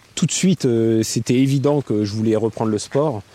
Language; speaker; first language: French; native; French